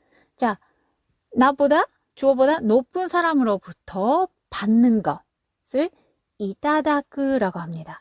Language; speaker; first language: Korean; non-native, fluent; Japanese